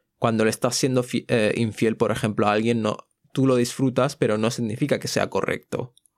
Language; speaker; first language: Spanish; early bilingual, other home language; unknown